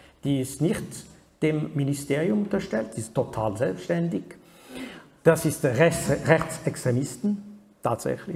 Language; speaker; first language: German; non-native, fluent; French